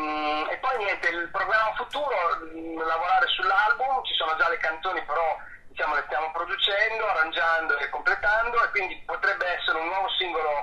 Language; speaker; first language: Italian; native; Italian